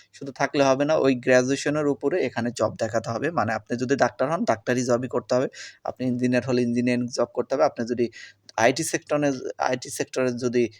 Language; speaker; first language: Bangla; native; Bangla